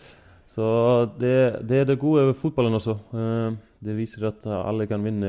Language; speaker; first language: Swedish; non-native, fluent; Icelandic